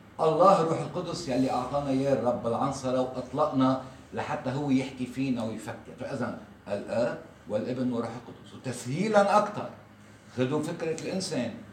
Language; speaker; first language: Arabic; native; Arabic